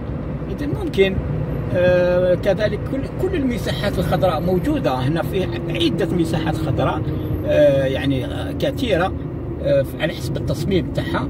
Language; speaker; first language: Arabic; native; Arabic